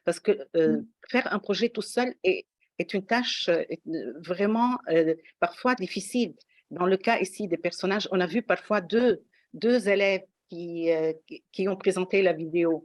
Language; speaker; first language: French; non-native, local second language; Arabic